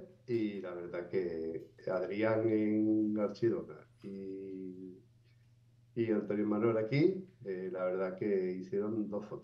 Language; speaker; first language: Spanish; native; Spanish